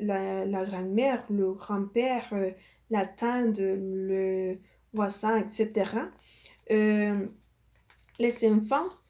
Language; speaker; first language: French; non-native, learner; Spanish